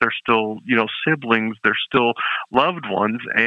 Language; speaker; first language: English; native; English